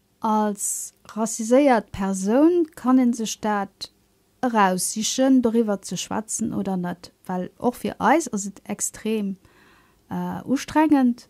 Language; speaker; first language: Luxembourgish; early bilingual, other home language; Kabuverdianu